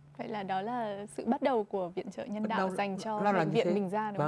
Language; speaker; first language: Vietnamese; native; Vietnamese